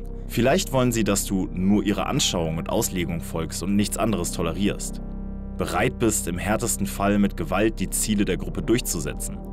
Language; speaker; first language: German; native; German